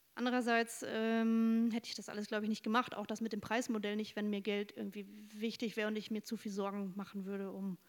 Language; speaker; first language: German; native; German